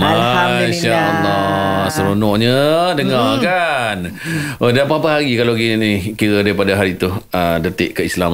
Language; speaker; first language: Malay; native; Malay